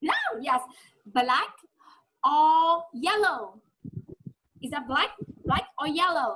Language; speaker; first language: English; non-native, fluent; Vietnamese